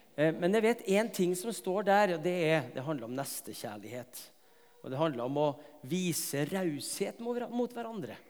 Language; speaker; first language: Norwegian; native; Norwegian